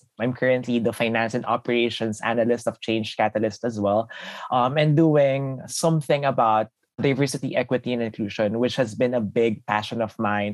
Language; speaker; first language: English; non-native, local second language; Filipino